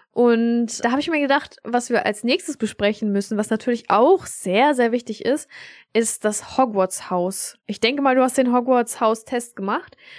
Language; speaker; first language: German; early bilingual, other home language; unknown